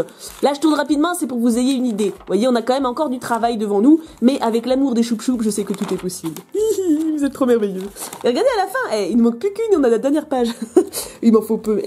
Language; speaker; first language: French; native; French